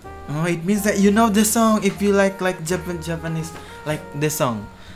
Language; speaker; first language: English; non-native, learner; Indonesian